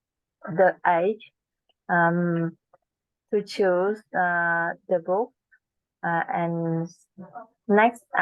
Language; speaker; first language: English; non-native, learner; Vietnamese